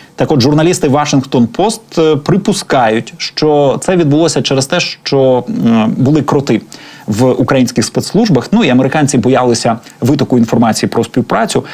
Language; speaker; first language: Ukrainian; native; Ukrainian